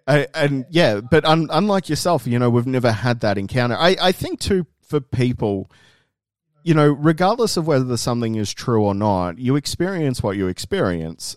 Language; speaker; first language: English; native; English